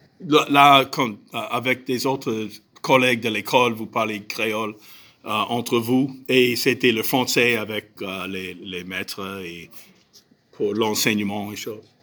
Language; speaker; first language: French; non-native, fluent; English